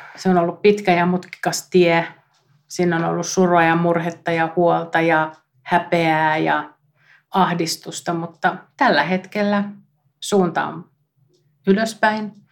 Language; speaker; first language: Finnish; native; Finnish